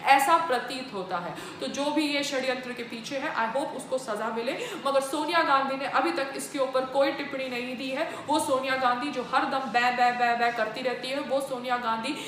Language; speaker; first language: Hindi; native; Hindi